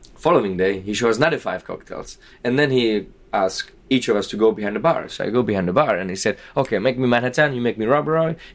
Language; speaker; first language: English; non-native, fluent; Slovak